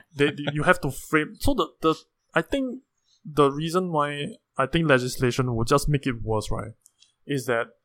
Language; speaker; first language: English; native; English